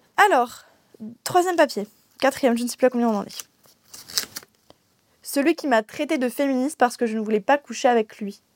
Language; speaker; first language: French; native; French